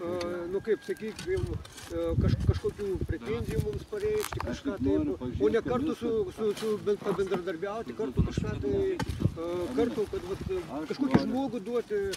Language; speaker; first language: Lithuanian; native; Lithuanian